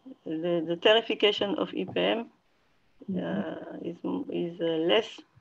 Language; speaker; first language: English; non-native, learner; French